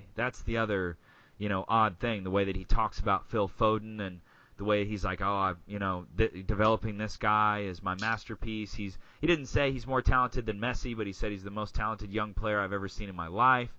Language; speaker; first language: English; native; English